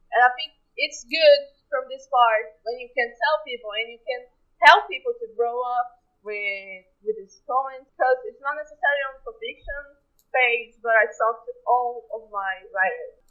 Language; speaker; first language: English; non-native, fluent; Portuguese